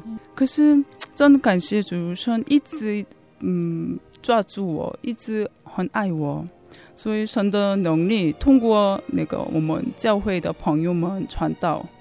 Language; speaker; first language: Chinese; non-native, fluent; Korean